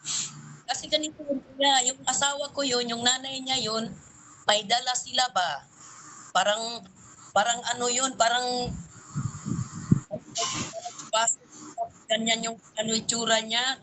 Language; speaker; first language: Filipino; non-native, local second language; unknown